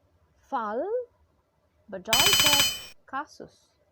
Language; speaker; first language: German; non-native, fluent; Indonesian